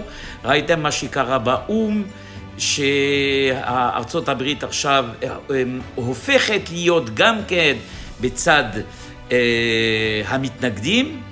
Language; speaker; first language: Hebrew; non-native, fluent; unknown